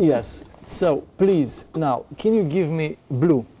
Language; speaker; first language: English; non-native, fluent; Romanian